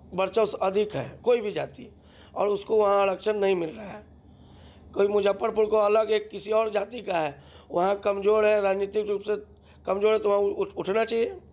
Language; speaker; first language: Hindi; native; Hindi